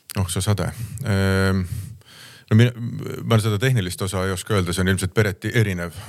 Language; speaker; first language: Estonian; native; Estonian